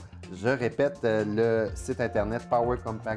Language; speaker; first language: French; native; French